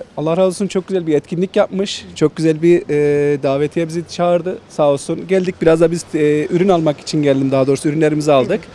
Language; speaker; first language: Turkish; native; Turkish